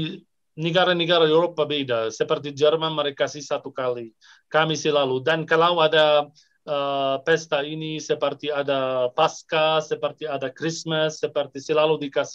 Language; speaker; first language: Indonesian; non-native, fluent; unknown